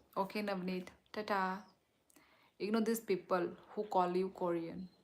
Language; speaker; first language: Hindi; non-native, local second language; Kok Borok